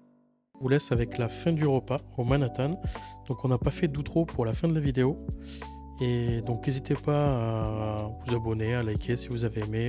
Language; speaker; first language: French; native; French